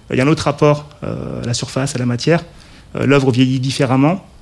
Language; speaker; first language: French; native; French